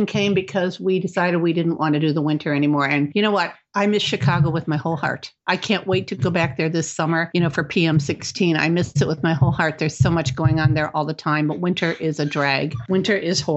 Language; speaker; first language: English; native; English